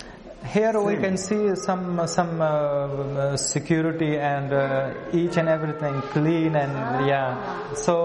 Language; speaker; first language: English; non-native, learner; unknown